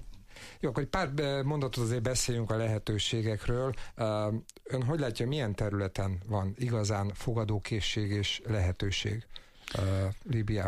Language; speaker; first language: Hungarian; native; Hungarian